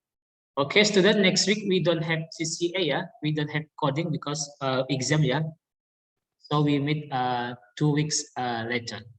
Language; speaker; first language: English; non-native, learner; Indonesian